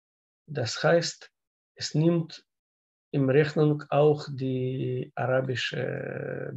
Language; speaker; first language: German; non-native, learner; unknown